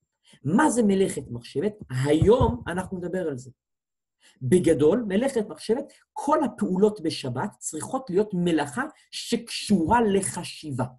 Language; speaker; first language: Hebrew; native; Hebrew